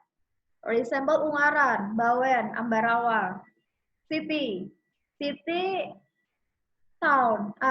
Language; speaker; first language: English; non-native, fluent; Indonesian